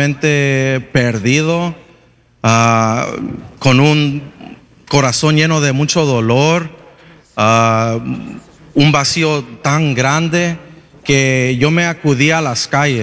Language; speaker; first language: Spanish; early bilingual, heritage; Spanish